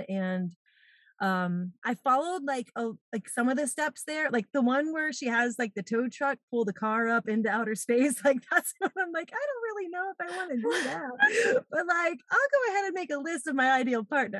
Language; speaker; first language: English; native; English